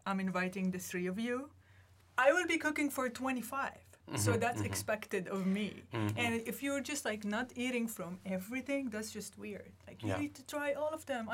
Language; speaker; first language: English; non-native, fluent; Arabic